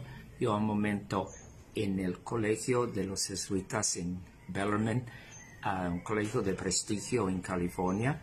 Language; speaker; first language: Spanish; non-native, fluent; English